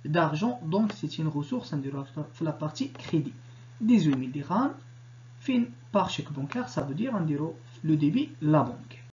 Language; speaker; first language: French; non-native, local second language; Arabic